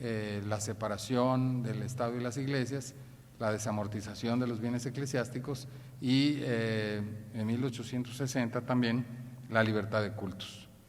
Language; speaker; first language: Spanish; native; Spanish